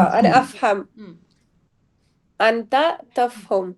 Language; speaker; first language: Arabic; non-native, learner; Malayalam